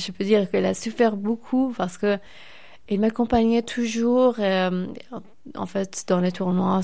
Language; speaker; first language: French; non-native, fluent; Persian